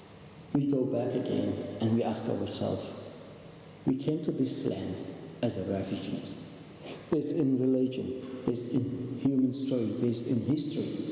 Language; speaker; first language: English; non-native, learner; Arabic